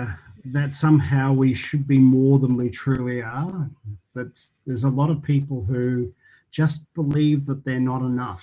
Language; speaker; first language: English; native; English